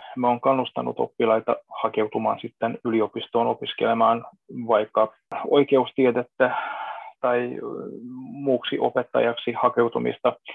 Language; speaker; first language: Finnish; non-native, fluent; Hungarian